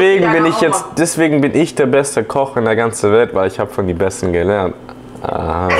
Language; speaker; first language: German; early bilingual, heritage; English